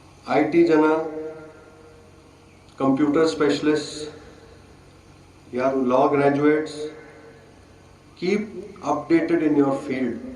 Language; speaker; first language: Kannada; non-native, fluent; Hindi